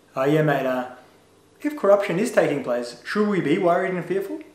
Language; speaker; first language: English; native; English